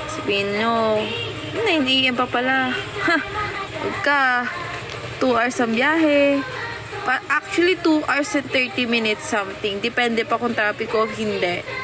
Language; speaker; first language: Filipino; native; Filipino